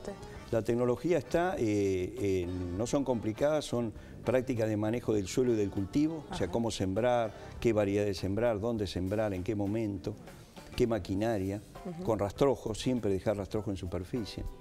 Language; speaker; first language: Spanish; native; Spanish